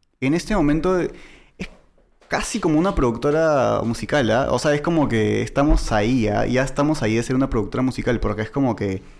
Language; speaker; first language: Spanish; native; Spanish